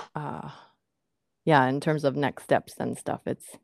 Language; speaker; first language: English; non-native, fluent; Japanese